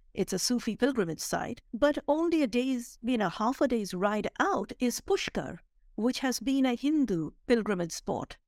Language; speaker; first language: English; non-native, local second language; Bangla